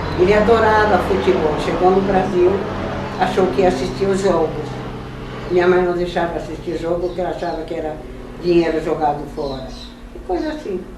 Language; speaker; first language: Portuguese; non-native, fluent; German